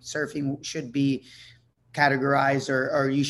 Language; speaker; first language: English; non-native, fluent; Spanish